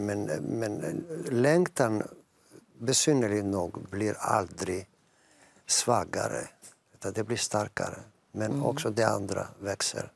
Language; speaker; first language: Swedish; non-native, fluent; Greek